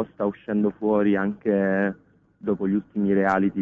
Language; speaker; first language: Italian; native; Italian